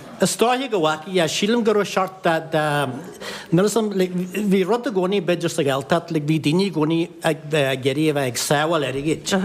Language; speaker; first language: Irish; native; Irish